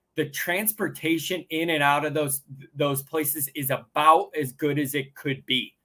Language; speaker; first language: English; native; English